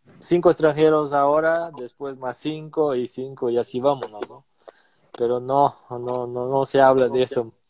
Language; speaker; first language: Spanish; non-native, fluent; Portuguese